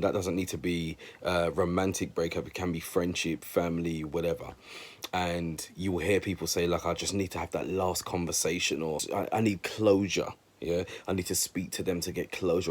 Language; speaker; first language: English; native; English